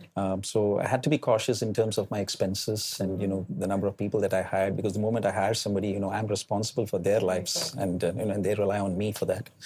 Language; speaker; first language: English; non-native, local second language; Malayalam